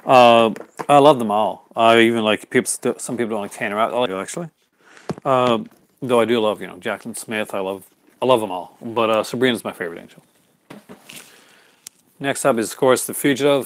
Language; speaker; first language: English; native; English